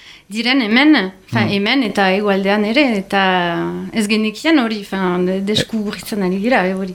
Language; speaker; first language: Basque; non-native, learner; French